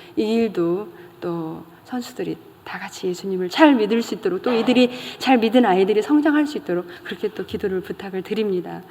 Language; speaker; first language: Korean; native; Korean